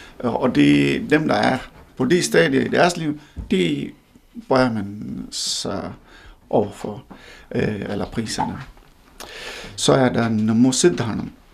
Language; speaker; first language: Danish; non-native, fluent; Hindi